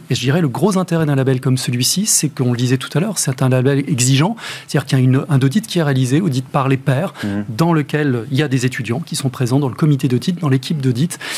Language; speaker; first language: French; native; French